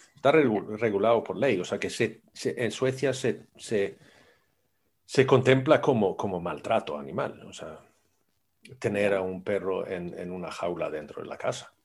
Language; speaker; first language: Spanish; non-native, fluent; Swedish